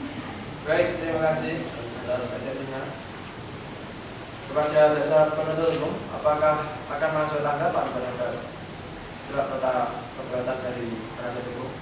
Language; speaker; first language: Indonesian; native; Indonesian